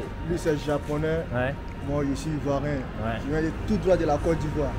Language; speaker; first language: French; native; French